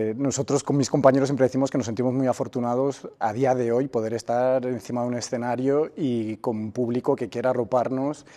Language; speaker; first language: Spanish; native; Spanish